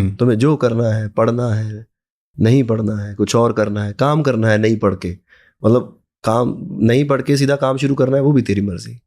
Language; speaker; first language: Hindi; non-native, local second language; Punjabi